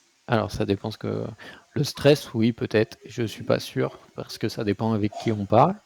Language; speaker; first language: French; native; French